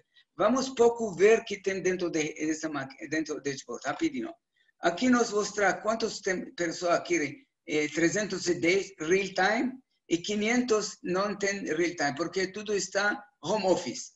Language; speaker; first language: Portuguese; non-native, learner; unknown